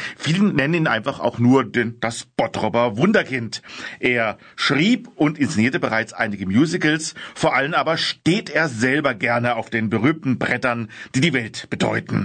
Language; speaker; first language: German; native; German